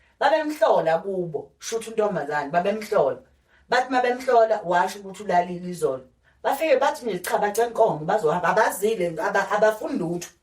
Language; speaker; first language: Zulu; native; Zulu